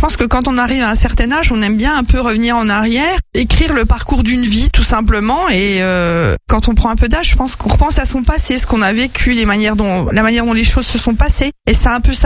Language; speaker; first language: French; native; French